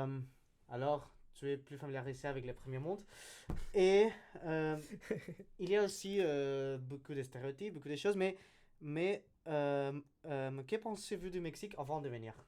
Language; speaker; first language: French; non-native, learner; Spanish